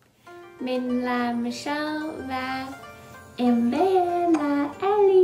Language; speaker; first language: Vietnamese; non-native, learner; English